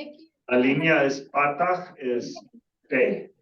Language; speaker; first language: Spanish; non-native, fluent; English